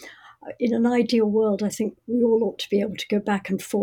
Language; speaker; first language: English; native; English